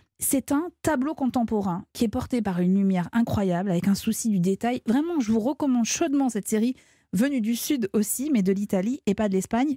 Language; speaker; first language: French; native; French